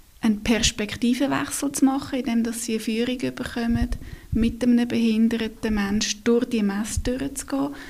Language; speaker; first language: German; native; German